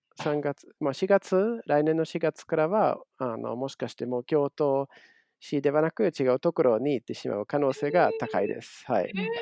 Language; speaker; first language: Japanese; non-native, fluent; German